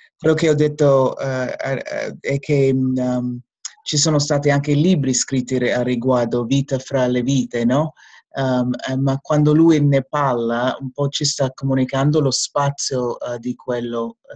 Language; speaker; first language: Italian; non-native, fluent; English